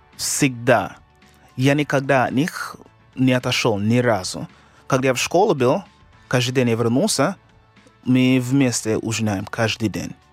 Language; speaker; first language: Russian; non-native, fluent; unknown